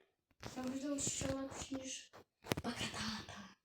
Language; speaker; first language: Czech; non-native, learner; Ukrainian